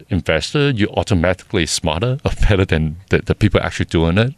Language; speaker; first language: English; non-native, local second language; Cantonese